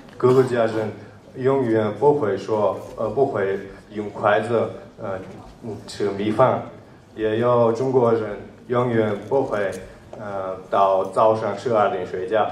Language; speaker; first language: Chinese; non-native, learner; Georgian